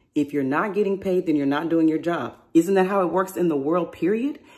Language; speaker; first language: English; native; English